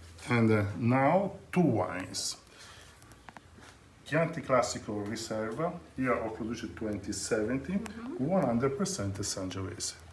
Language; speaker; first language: English; non-native, learner; Italian